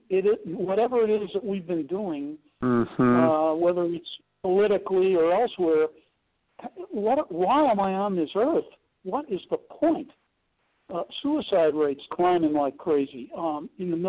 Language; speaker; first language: English; native; English